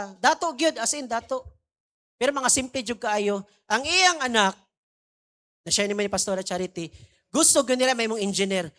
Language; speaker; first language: Cebuano; non-native, local second language; Maguindanaon